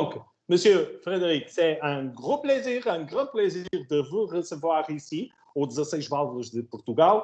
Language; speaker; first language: French; non-native, learner; Portuguese